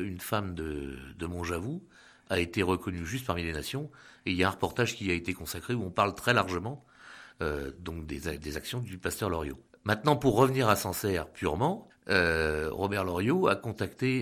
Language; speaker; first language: French; native; French